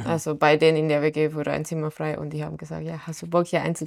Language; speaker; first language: German; non-native, fluent; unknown